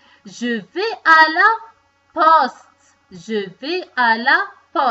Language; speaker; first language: French; non-native, local second language; Arabic